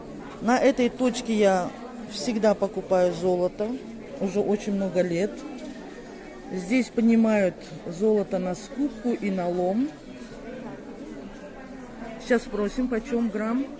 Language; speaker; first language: Russian; native; Russian